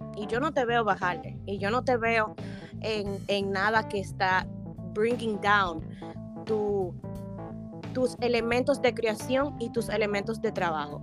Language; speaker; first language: Spanish; native; Spanish